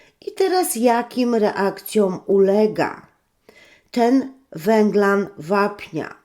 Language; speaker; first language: Polish; native; Polish